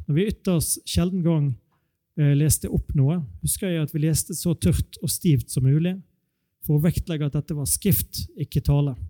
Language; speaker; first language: Norwegian; native; Norwegian